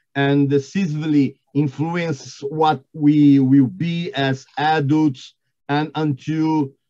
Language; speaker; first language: English; non-native, fluent; Portuguese